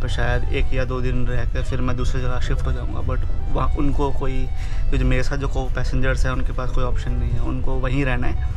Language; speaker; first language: Hindi; native; Hindi